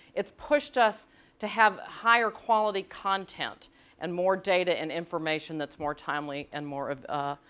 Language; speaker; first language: English; native; English